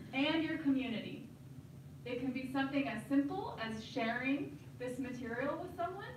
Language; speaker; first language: English; native; English